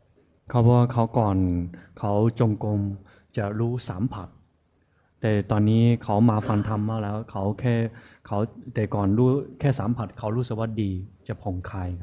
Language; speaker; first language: Thai; non-native, fluent; Chinese